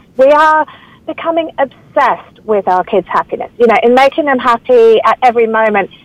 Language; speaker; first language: English; native; English